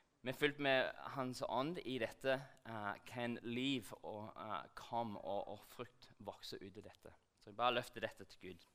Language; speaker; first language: Norwegian; non-native, fluent; English